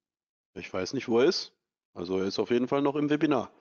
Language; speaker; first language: German; native; German